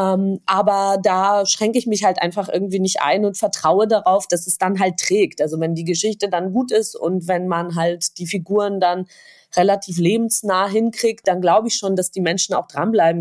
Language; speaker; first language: German; non-native, fluent; Georgian